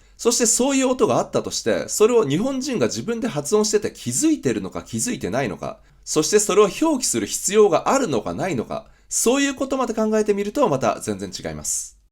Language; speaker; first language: Japanese; native; Japanese